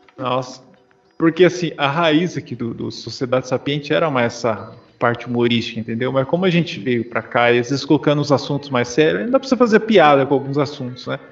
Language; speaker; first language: Portuguese; native; Portuguese